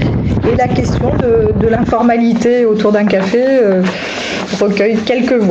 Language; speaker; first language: French; native; French